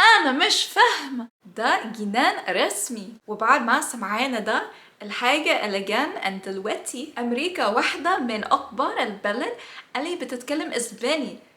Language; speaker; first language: Egyptian Arabic; non-native, learner; English